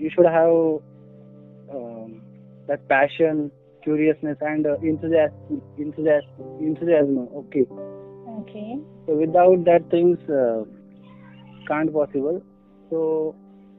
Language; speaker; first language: English; non-native, local second language; Marathi